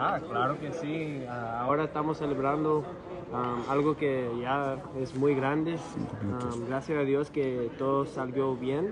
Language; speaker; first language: Spanish; early bilingual, heritage; English